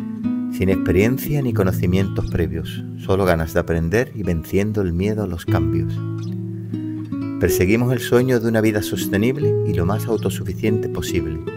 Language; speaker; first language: Spanish; native; Spanish